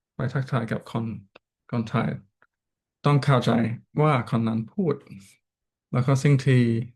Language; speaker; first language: Thai; non-native, learner; English